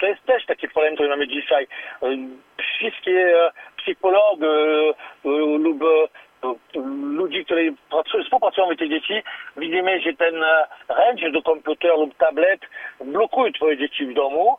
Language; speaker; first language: Polish; non-native, learner; French